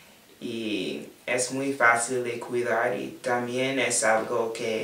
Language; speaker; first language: Spanish; non-native, learner; English